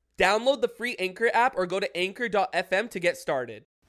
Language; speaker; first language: English; native; English